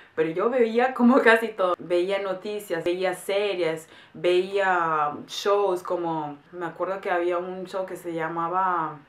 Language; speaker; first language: Spanish; non-native, fluent; German